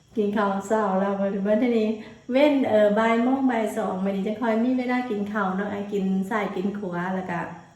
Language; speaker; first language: Thai; native; Thai